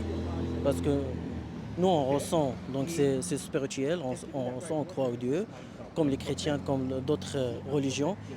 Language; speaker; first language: French; non-native, learner; Arabic